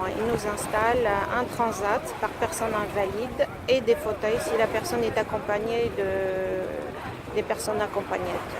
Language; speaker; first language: French; native; French